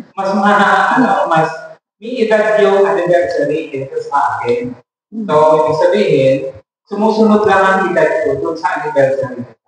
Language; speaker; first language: Filipino; native; Filipino